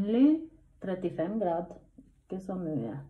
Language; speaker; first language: Norwegian; non-native, learner; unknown